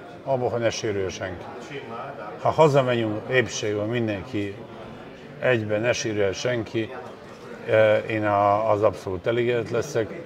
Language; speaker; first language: Hungarian; non-native, fluent; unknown